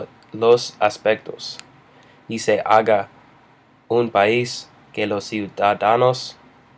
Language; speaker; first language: Spanish; non-native, learner; English